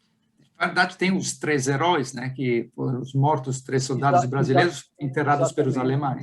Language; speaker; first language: Portuguese; non-native, fluent; Italian